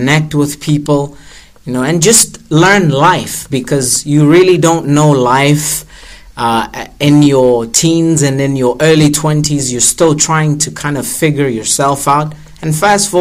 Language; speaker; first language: English; non-native, local second language; Zulu